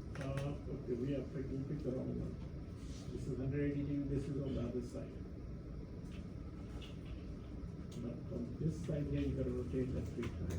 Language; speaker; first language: English; non-native, fluent; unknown